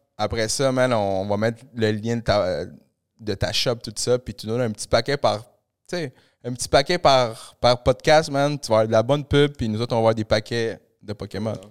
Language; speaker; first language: French; early bilingual, other home language; Spanish